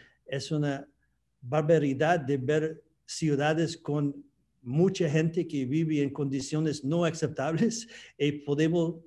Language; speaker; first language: Spanish; non-native, fluent; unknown